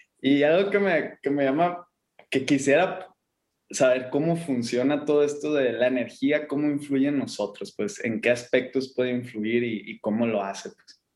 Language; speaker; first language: Spanish; native; Spanish